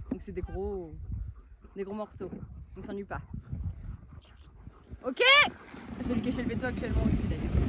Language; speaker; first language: French; native; French